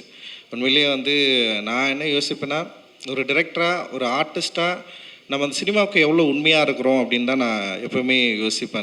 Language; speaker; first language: Tamil; native; Tamil